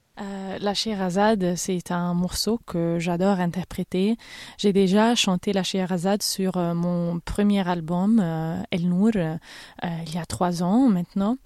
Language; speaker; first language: French; non-native, fluent; Arabic